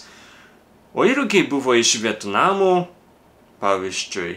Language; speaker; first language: Lithuanian; non-native, fluent; Japanese